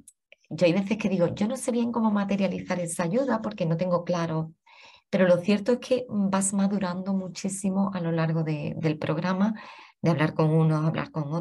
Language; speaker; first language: Spanish; native; Spanish